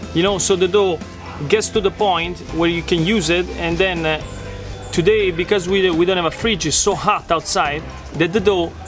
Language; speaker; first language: English; non-native, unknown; Italian